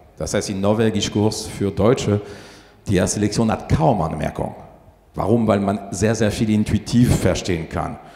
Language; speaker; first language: German; non-native, fluent; French